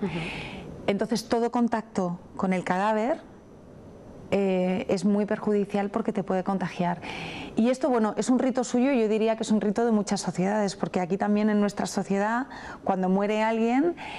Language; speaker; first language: Spanish; native; Spanish